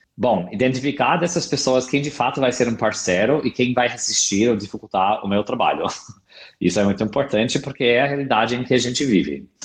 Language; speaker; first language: Portuguese; non-native, fluent; English